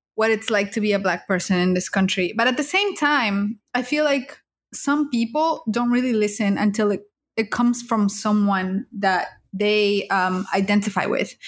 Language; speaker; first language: English; early bilingual, other home language; Spanish